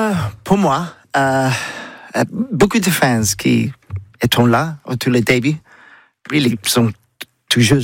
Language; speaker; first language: French; non-native, learner; English